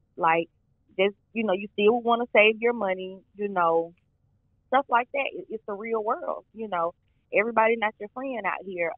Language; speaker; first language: English; native; English